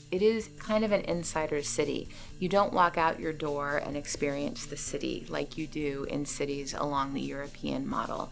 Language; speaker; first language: English; native; English